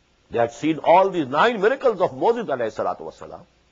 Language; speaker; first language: English; non-native, local second language; Urdu